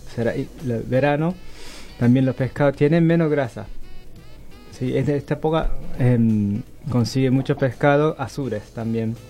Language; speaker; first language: Spanish; non-native, learner; Japanese